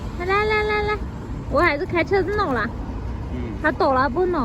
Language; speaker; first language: Chinese; non-native, learner; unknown